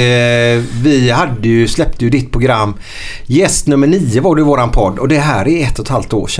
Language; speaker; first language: Swedish; native; Swedish